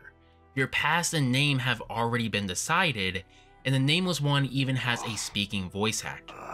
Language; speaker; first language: English; native; English